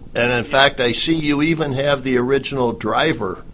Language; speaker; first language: English; native; English